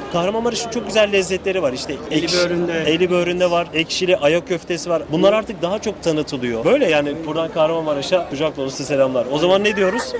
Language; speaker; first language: Turkish; native; Turkish